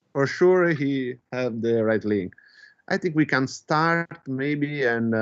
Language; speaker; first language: English; non-native, fluent; Italian